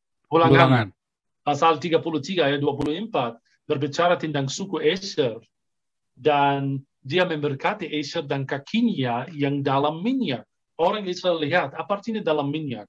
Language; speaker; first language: Indonesian; non-native, fluent; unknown